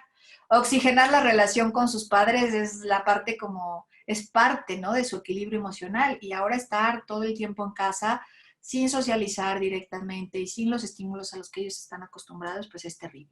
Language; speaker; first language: Spanish; native; Spanish